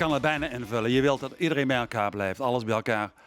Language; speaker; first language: Dutch; native; Dutch